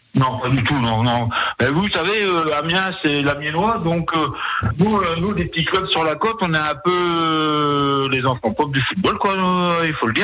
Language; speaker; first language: French; native; French